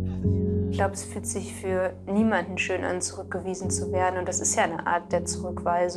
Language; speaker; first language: German; native; German